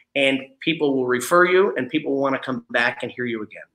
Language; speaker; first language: English; native; English